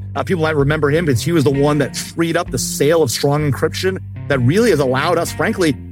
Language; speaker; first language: English; early bilingual, other home language; Hindi